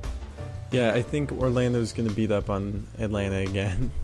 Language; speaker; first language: English; native; English